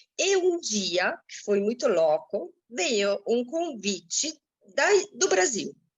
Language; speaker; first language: Portuguese; non-native, fluent; Italian